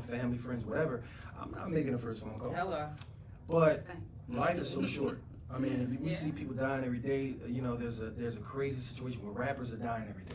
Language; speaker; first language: English; native; English